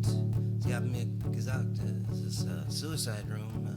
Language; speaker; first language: German; non-native, learner; English